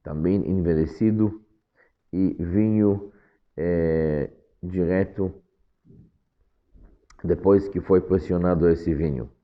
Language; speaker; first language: Portuguese; non-native, fluent; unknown